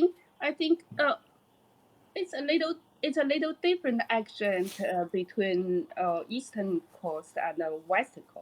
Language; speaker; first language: English; non-native, learner; Chinese